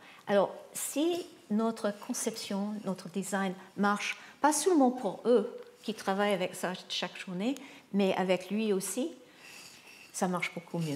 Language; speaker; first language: French; non-native, fluent; English